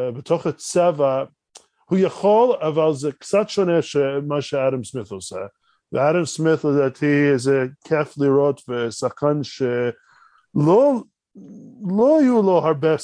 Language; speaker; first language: Hebrew; non-native, fluent; English